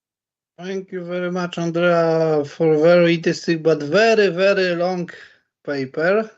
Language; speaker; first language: English; non-native, learner; Polish